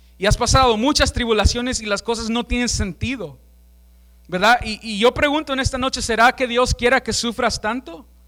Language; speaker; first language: Spanish; early bilingual, heritage; Spanish